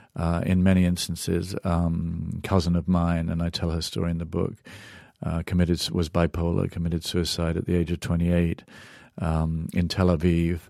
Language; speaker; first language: English; native; English